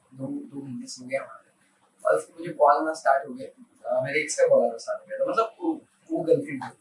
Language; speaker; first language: Hindi; non-native, local second language; Marathi